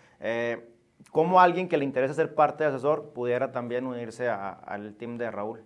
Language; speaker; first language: Spanish; native; Spanish